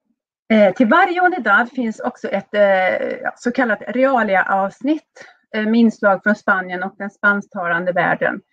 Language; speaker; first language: Swedish; native; Swedish